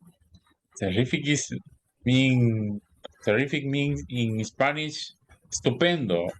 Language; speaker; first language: English; non-native, learner; Spanish